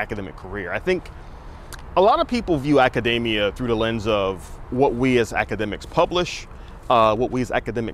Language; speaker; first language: English; native; English